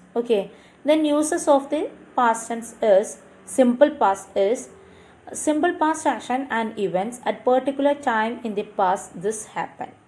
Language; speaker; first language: English; non-native, local second language; Malayalam